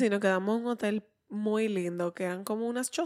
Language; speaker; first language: Spanish; native; Spanish